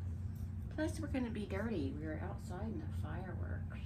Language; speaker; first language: English; native; English